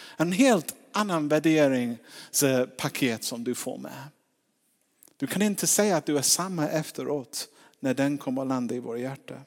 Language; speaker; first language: Swedish; non-native, fluent; English